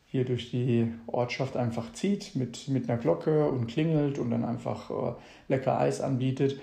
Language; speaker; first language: German; early bilingual, other home language; Italian